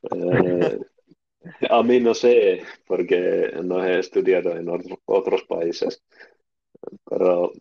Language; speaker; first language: Spanish; non-native, learner; Finnish